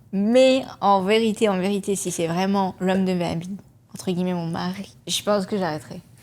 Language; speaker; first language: French; early bilingual, other home language; Persian